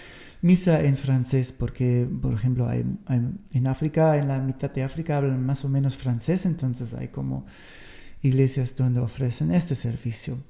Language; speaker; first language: Spanish; non-native, fluent; German